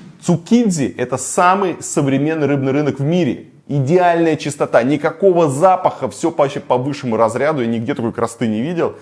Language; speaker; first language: Russian; native; Russian